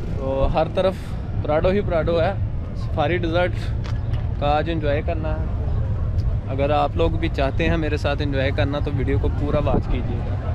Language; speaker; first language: Urdu; native; Urdu